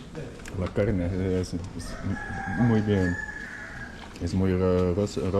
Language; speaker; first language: Spanish; non-native, learner; Dutch